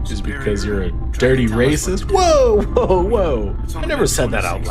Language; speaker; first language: English; native; English